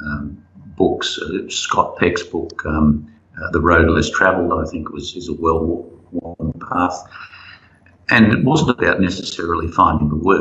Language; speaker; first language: English; native; English